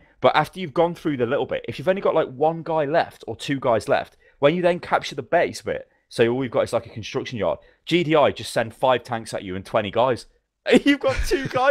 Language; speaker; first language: English; native; English